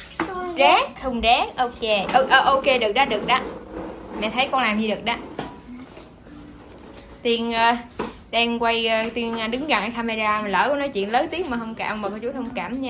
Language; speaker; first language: Vietnamese; native; Vietnamese